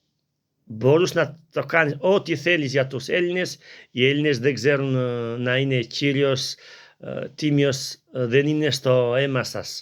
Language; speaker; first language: Greek; non-native, learner; Albanian